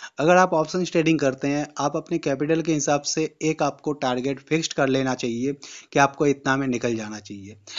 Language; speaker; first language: Hindi; native; Hindi